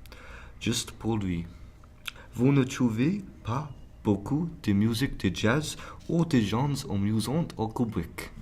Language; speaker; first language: French; non-native, learner; English